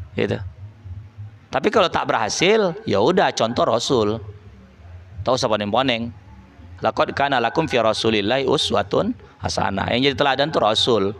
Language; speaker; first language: Malay; native; Malay